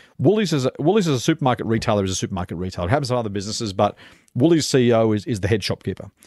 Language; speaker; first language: English; native; English